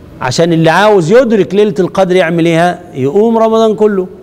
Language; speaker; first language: Arabic; native; Arabic